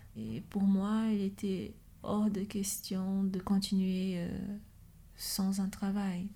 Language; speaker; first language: French; non-native, fluent; Portuguese